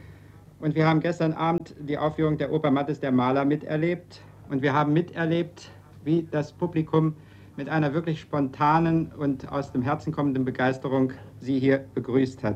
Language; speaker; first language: German; native; German